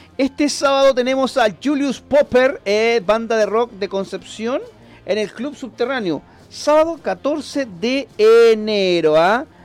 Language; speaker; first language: Spanish; native; Spanish